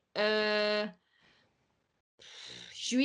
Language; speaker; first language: French; non-native, fluent; English